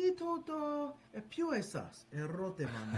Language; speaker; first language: Greek; non-native, learner; English